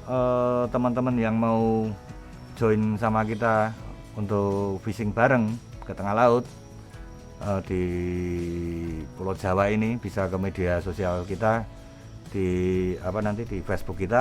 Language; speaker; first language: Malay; non-native, local second language; Javanese